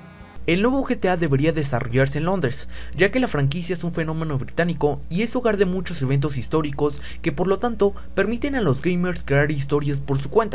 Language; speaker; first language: Spanish; native; Spanish